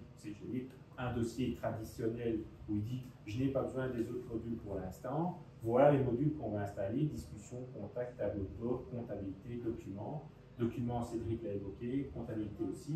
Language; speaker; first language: French; native; French